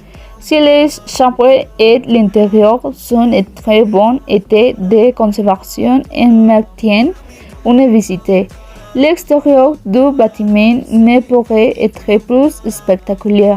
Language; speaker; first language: French; non-native, learner; Spanish